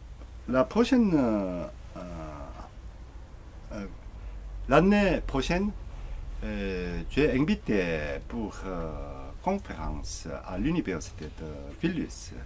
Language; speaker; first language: French; non-native, learner; Korean